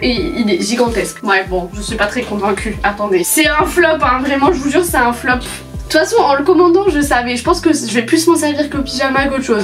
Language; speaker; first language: French; native; French